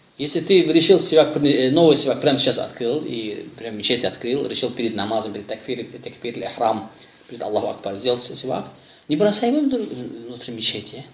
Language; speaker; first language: Russian; non-native, local second language; Azerbaijani